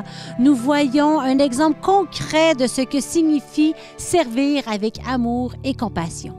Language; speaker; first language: French; native; French